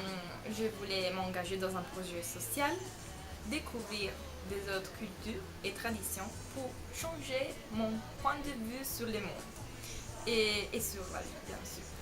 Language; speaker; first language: French; non-native, learner; Italian